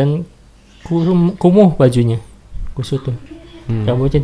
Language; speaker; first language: Indonesian; native; Indonesian